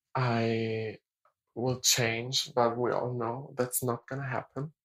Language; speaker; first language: English; non-native, fluent; German